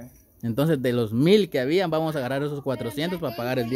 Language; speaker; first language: Spanish; native; Spanish